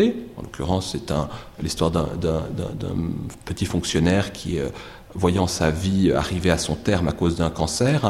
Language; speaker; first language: French; native; French